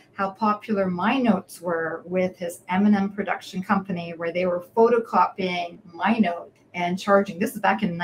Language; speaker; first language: English; native; English